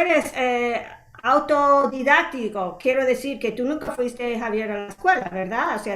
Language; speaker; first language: Spanish; non-native, fluent; English